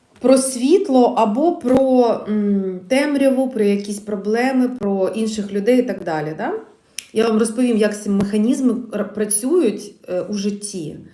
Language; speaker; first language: Ukrainian; non-native, local second language; Russian